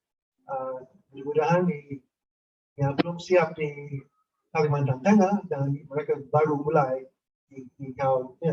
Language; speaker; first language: Indonesian; non-native, fluent; English